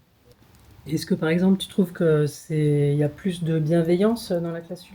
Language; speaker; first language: French; native; French